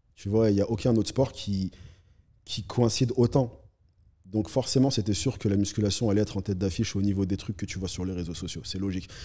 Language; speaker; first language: French; native; French